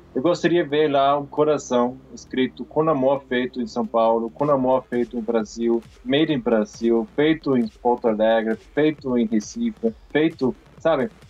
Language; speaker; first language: Portuguese; non-native, fluent; German